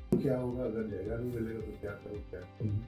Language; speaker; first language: Hindi; non-native, local second language; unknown